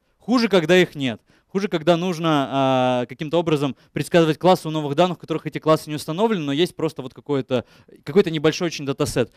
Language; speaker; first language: Russian; native; Russian